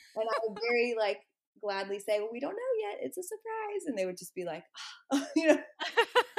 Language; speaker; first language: English; native; English